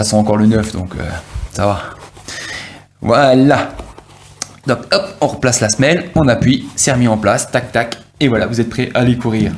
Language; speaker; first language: French; native; French